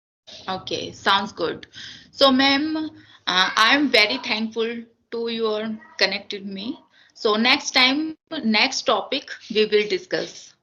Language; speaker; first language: English; non-native, learner; Hindi